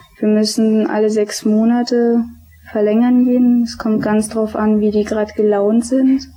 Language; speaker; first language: German; early bilingual, other home language; Albanian